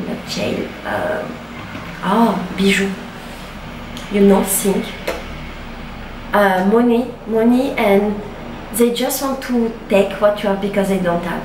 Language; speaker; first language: English; non-native, learner; French